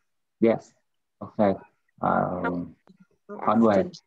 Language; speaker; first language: English; non-native, learner; Vietnamese